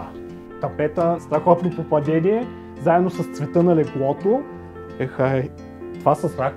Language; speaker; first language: Bulgarian; native; Bulgarian